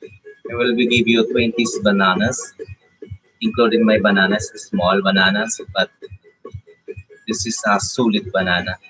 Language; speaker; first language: English; non-native, local second language; Filipino